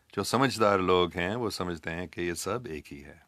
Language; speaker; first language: Urdu; non-native, local second language; English